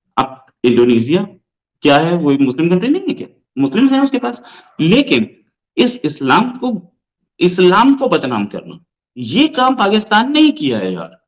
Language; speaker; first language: Hindi; native; Hindi